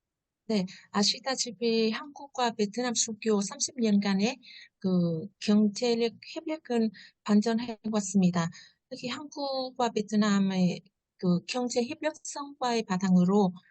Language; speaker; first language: Korean; non-native, fluent; Vietnamese